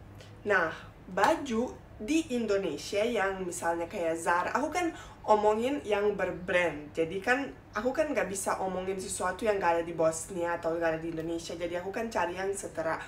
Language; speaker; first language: Indonesian; non-native, fluent; Bosnian